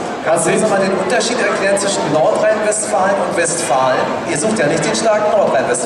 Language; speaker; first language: German; native; German